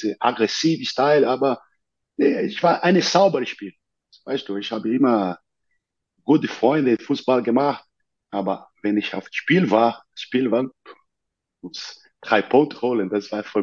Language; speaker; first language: German; non-native, learner; Portuguese